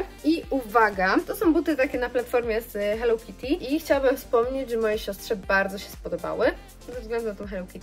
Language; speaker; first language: Polish; native; Polish